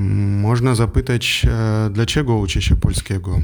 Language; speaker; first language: Polish; non-native, learner; German